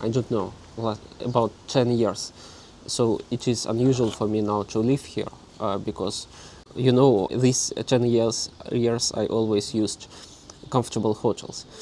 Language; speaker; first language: English; non-native, learner; Russian